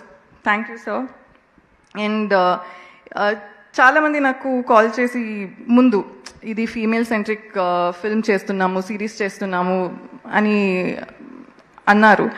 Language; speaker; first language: Telugu; non-native, local second language; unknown